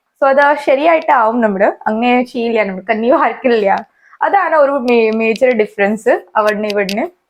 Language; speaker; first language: Malayalam; early bilingual, heritage; Malayalam